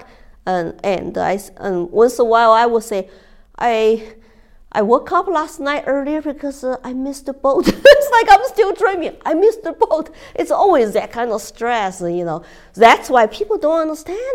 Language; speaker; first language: English; non-native, fluent; Chinese